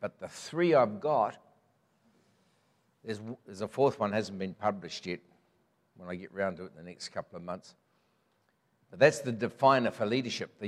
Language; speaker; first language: English; native; English